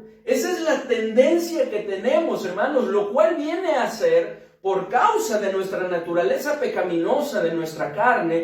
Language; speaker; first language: Spanish; native; Spanish